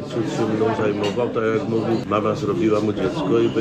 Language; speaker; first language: Polish; native; Polish